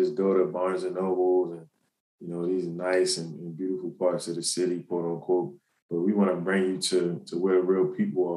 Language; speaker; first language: English; native; English